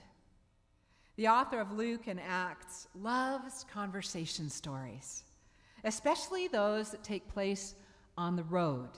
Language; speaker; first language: English; native; English